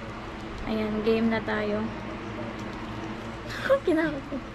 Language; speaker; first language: Filipino; native; Filipino